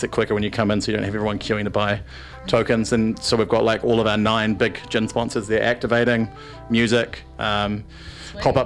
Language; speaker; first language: English; native; English